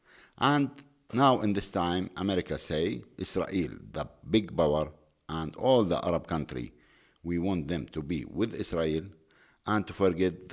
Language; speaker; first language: English; non-native, learner; Arabic